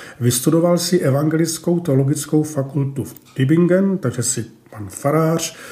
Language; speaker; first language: Czech; non-native, fluent; German